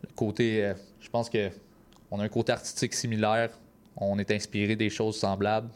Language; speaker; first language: French; native; French